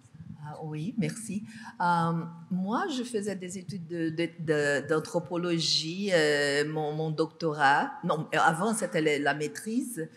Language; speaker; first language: French; non-native, fluent; Portuguese